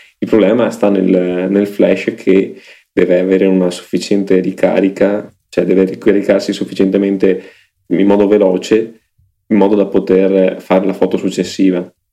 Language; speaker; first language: Italian; native; Italian